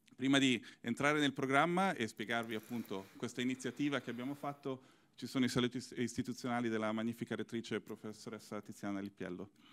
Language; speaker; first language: Italian; native; Italian